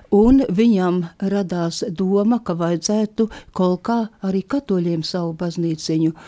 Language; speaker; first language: Latvian; native; Latvian